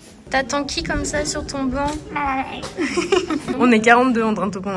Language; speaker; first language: French; native; French